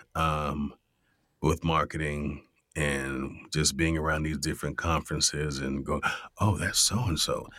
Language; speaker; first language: English; native; English